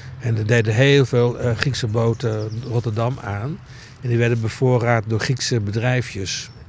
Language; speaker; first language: Dutch; early bilingual, other home language; Greek